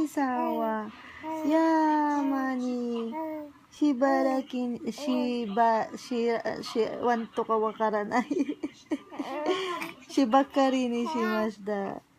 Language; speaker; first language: Japanese; non-native, learner; Filipino